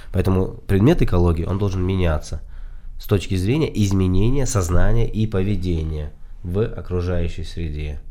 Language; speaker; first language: Russian; non-native, local second language; Tajik